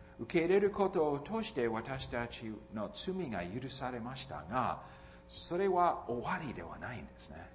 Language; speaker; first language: Japanese; non-native, fluent; English